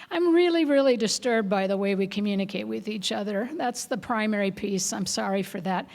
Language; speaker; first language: English; native; English